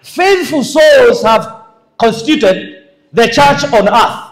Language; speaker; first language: English; non-native, local second language; Swahili